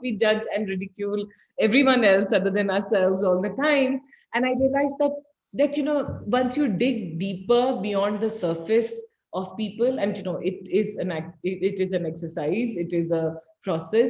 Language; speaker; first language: English; non-native, local second language; Hindi